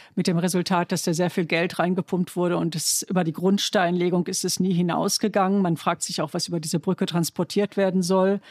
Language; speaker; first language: German; native; German